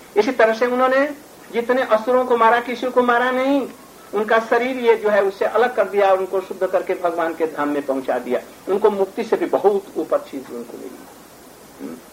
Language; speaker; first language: Hindi; native; Hindi